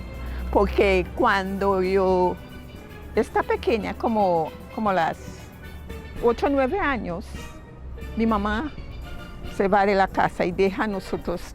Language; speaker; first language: Spanish; non-native, learner; English